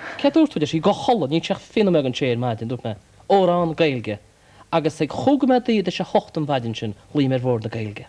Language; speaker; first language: Irish; native; Irish